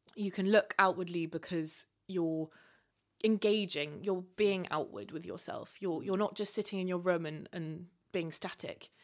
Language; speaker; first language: English; native; English